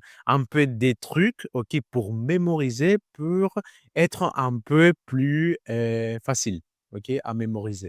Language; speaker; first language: French; non-native, learner; Greek